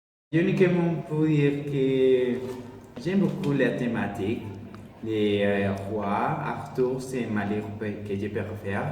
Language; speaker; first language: French; non-native, learner; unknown